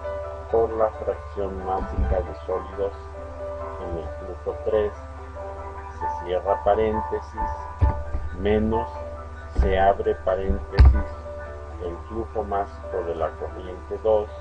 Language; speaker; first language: Spanish; native; Spanish